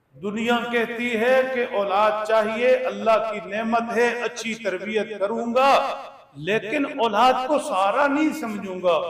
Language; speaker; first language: Urdu; non-native, local second language; Punjabi